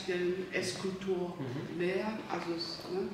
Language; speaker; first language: German; non-native, learner; Korean